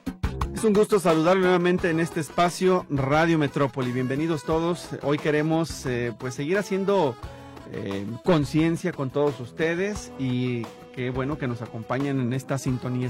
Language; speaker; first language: Spanish; native; Spanish